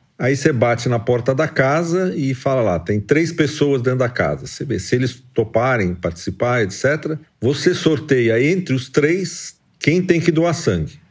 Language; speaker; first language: Portuguese; native; Portuguese